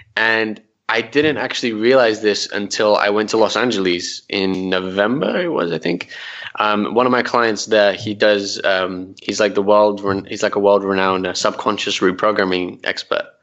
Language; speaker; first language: English; early bilingual, other home language; Arabic